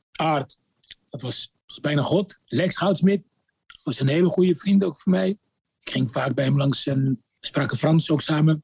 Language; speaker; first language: Dutch; non-native, fluent; Arabic